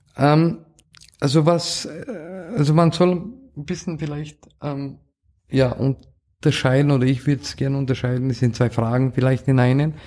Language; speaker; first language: German; non-native, fluent; Romanian